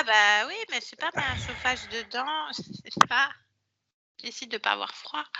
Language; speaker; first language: French; native; French